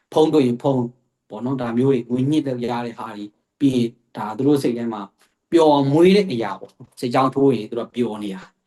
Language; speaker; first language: Burmese; native; Burmese